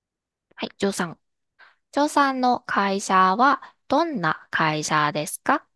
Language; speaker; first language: Japanese; non-native, fluent; Chinese